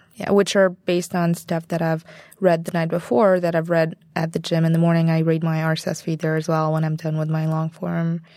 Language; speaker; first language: English; non-native, fluent; Bulgarian